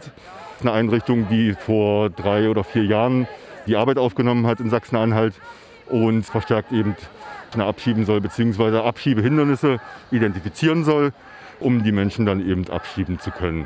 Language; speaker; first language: German; native; German